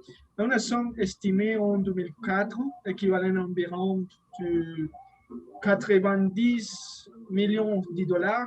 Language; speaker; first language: French; non-native, learner; Spanish